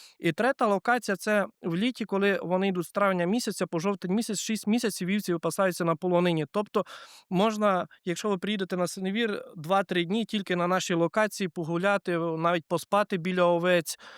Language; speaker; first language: Ukrainian; native; Ukrainian